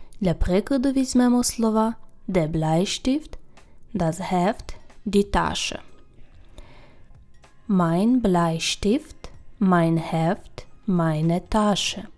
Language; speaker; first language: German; non-native, fluent; Ukrainian